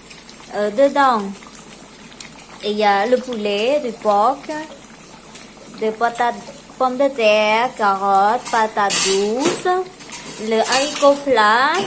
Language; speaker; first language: French; non-native, local second language; Khmer